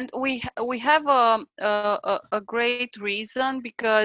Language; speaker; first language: English; non-native, learner; Romanian